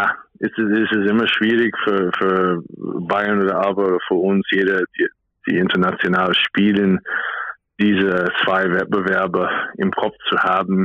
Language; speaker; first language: German; non-native, fluent; English